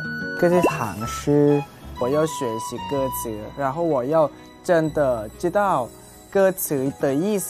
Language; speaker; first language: Chinese; non-native, learner; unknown